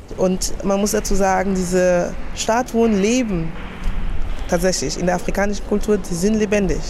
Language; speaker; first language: German; early bilingual, other home language; French